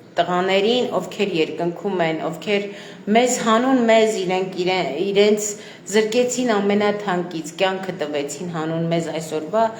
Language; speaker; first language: Armenian; native; Armenian